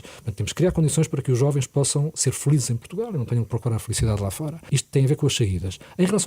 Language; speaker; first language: Portuguese; native; Portuguese